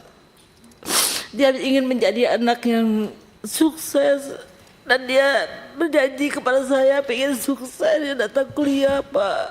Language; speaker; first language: Indonesian; non-native, local second language; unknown